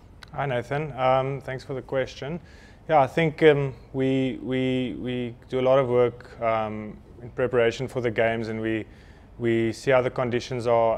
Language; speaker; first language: English; non-native, local second language; Afrikaans